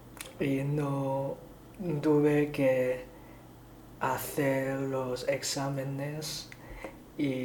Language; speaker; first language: Spanish; non-native, learner; Chinese